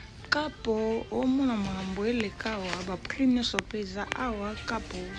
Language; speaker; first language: French; non-native, local second language; Lingala